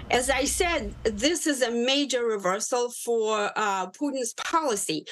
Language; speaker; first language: English; non-native, fluent; Russian